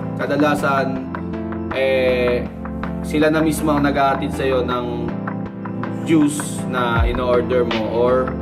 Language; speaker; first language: Filipino; non-native, local second language; Bikol